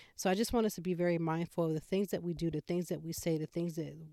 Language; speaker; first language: English; native; English